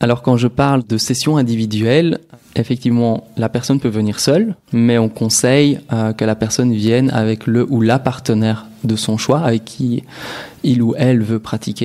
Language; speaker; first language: French; native; French